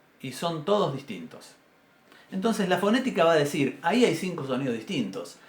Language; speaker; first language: Spanish; native; Spanish